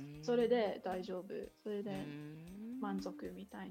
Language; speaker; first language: Japanese; non-native, learner; English